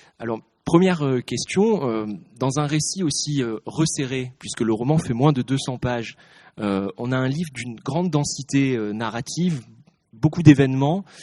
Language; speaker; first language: French; native; French